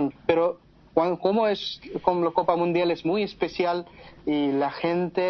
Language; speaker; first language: Spanish; non-native, fluent; Bangla